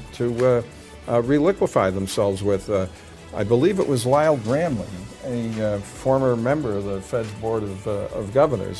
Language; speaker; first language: English; native; English